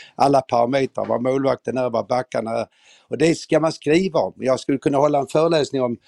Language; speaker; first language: Swedish; native; Swedish